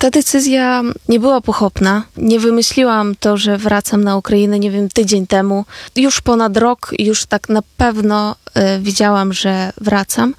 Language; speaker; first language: Polish; non-native, fluent; Ukrainian